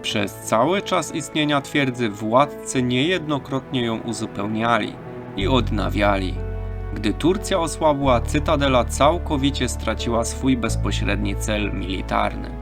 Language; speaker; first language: Polish; native; Polish